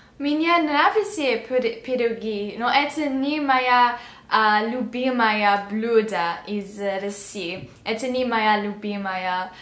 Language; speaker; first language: Russian; early bilingual, heritage; English